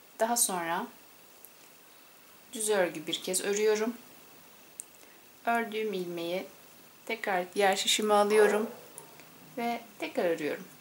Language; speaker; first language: Turkish; native; Turkish